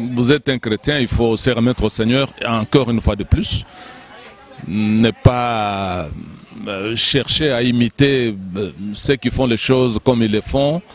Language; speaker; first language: French; non-native, local second language; Lingala